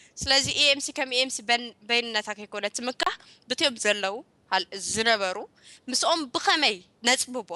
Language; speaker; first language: Tigrinya; early bilingual, heritage; Tigrinya